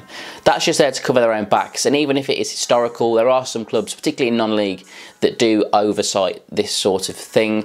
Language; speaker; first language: English; native; English